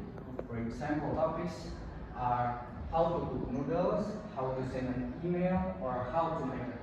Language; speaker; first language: English; non-native, learner; Indonesian